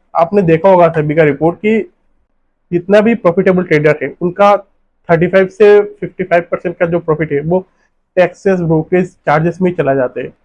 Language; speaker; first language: Hindi; non-native, local second language; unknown